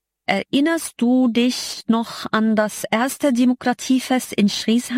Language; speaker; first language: German; non-native, fluent; Arabic